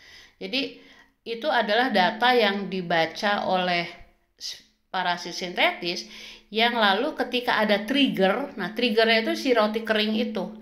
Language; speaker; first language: Indonesian; native; Indonesian